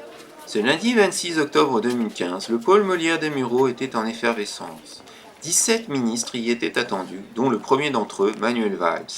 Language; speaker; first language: French; native; French